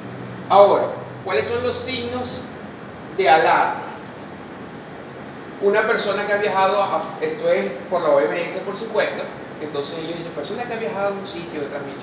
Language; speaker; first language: Spanish; native; Spanish